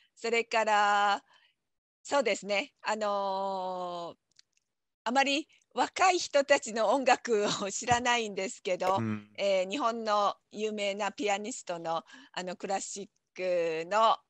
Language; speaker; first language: Japanese; native; Japanese